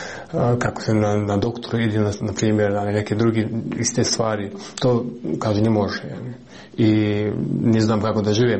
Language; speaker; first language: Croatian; non-native, learner; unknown